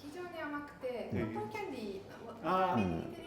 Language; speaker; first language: Japanese; non-native, learner; Turkish